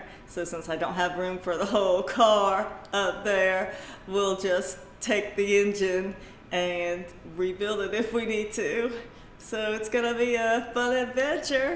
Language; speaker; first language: English; native; English